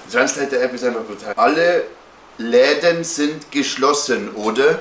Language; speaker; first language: German; native; German